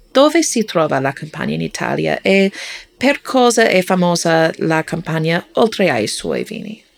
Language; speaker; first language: Italian; non-native, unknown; English